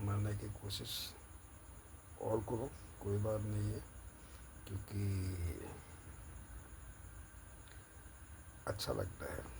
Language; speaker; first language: Hindi; non-native, local second language; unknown